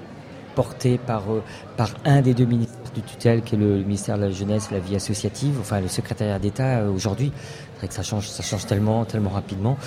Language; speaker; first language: French; native; French